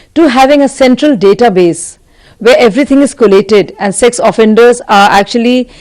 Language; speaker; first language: English; non-native, local second language; Hindi